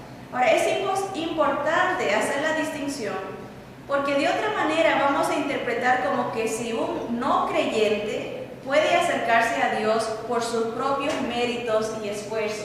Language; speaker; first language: Spanish; native; Spanish